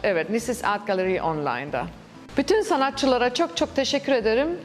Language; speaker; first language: Turkish; early bilingual, heritage; Turkish